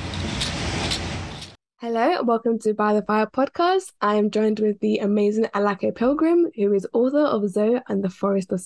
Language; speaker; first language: English; native; English